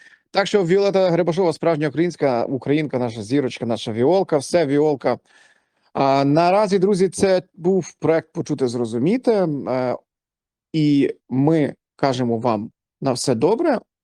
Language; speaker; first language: Ukrainian; native; Ukrainian